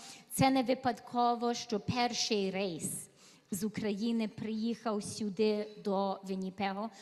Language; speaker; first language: Ukrainian; early bilingual, heritage; Ukrainian